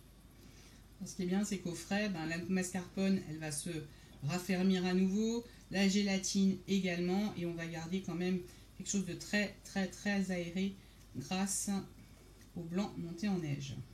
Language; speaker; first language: French; native; French